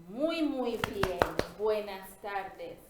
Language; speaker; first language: Spanish; non-native, fluent; English